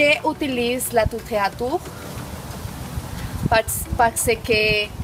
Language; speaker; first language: French; non-native, learner; Spanish